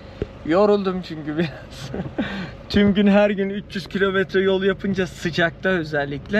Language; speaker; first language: Turkish; native; Turkish